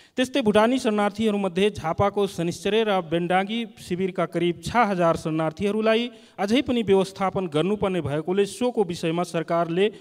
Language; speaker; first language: Nepali; non-native, local second language; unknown